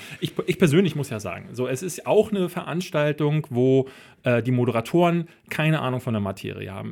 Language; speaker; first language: German; native; German